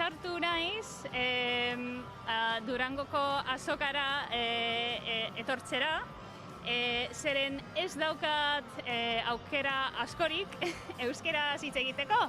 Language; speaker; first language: Basque; non-native, fluent; English